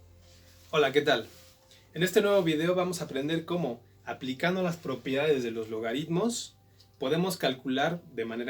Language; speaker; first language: Spanish; native; Spanish